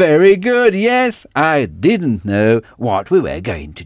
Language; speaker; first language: English; non-native, fluent; French